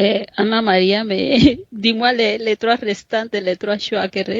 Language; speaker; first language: French; non-native, fluent; Spanish